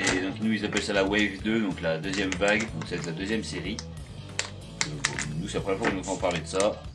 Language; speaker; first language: French; native; French